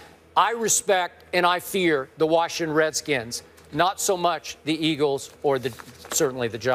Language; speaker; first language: English; native; English